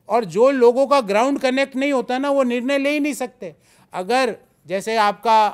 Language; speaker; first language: Hindi; native; Hindi